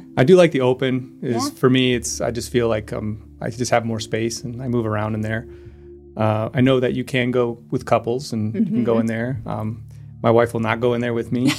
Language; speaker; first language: English; native; English